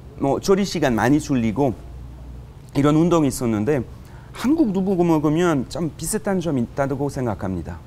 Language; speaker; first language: Korean; non-native, fluent; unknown